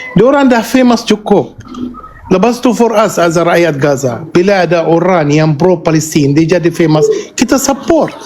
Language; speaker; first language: Malay; non-native, fluent; Arabic